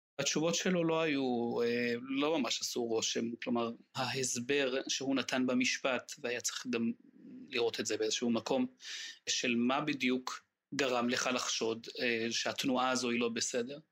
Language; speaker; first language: Hebrew; non-native, local second language; Arabic